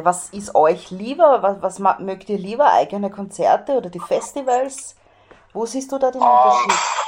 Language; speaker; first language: German; native; German